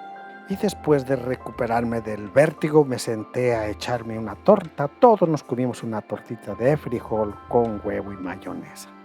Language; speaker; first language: Spanish; native; Spanish